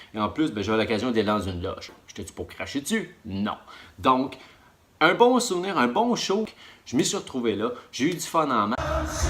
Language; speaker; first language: French; native; French